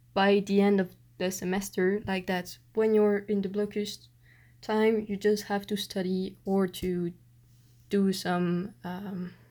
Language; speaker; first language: English; non-native, fluent; French